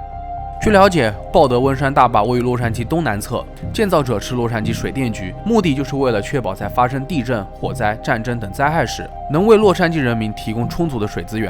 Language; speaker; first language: Chinese; native; Chinese